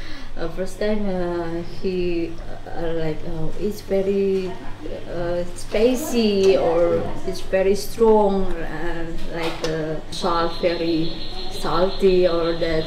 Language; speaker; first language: English; non-native, learner; Indonesian